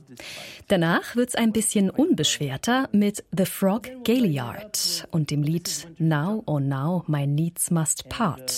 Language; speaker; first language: German; native; German